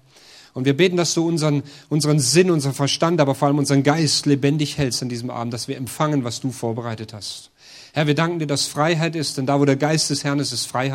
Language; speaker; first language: German; native; German